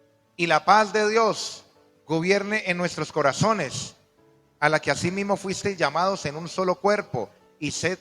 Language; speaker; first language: Spanish; native; Spanish